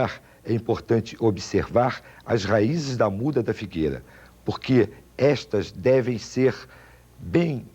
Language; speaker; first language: Portuguese; native; Portuguese